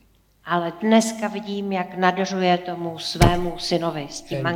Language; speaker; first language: Czech; native; Czech